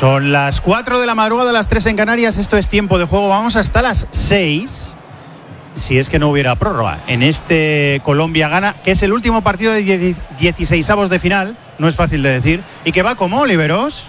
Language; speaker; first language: Spanish; native; Spanish